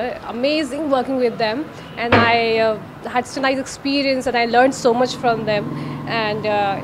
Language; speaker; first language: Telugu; non-native, learner; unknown